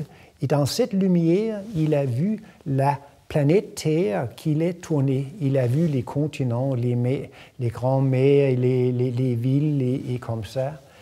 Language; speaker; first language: French; non-native, fluent; Danish